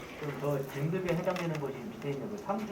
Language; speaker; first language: Korean; native; Korean